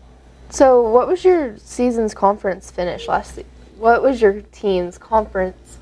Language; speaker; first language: English; native; English